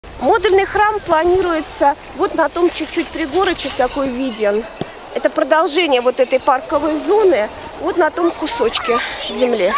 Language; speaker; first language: Russian; native; Russian